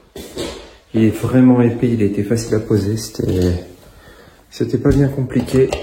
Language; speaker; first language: French; native; French